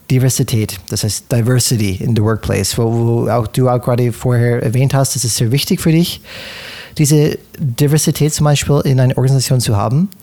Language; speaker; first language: German; non-native, fluent; English